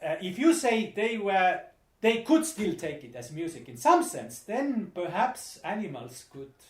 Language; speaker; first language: English; non-native, fluent; Estonian